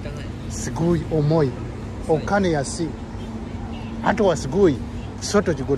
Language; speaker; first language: Japanese; non-native, learner; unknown